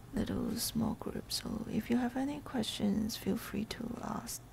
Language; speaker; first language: English; non-native, local second language; Cantonese